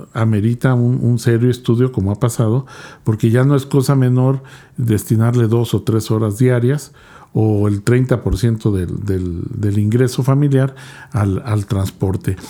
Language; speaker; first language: Spanish; native; Spanish